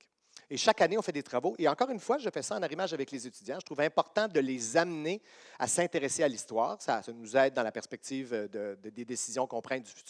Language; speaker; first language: French; native; French